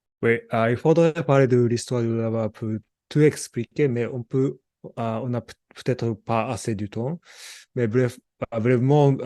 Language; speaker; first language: French; non-native, learner; Japanese